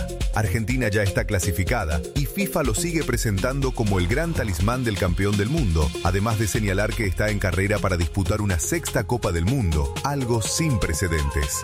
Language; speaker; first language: Spanish; native; Spanish